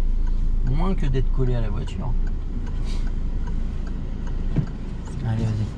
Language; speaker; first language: French; native; French